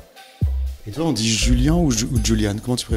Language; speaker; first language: French; native; French